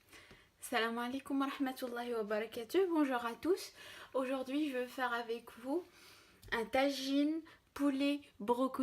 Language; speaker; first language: French; non-native, local second language; Arabic